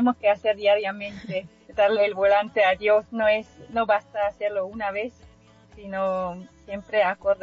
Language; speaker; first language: Spanish; non-native, fluent; Swiss German